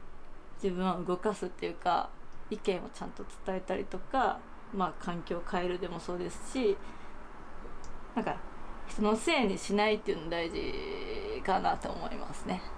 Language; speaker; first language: Japanese; native; Japanese